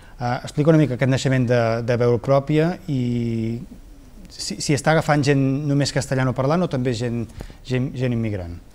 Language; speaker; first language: Catalan; native; Catalan